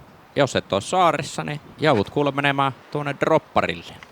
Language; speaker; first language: Finnish; native; Finnish